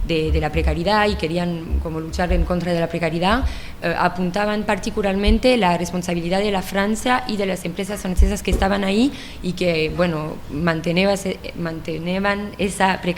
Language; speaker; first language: Spanish; non-native, fluent; French